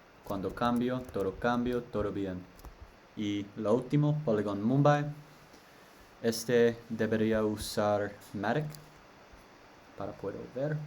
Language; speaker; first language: Spanish; non-native, learner; English